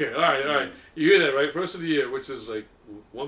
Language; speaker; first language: English; native; English